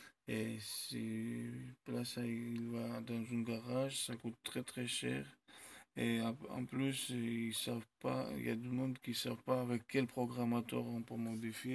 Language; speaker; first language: French; non-native, learner; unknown